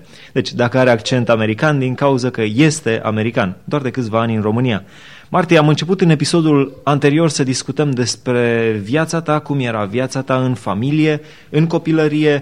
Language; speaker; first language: Romanian; native; Romanian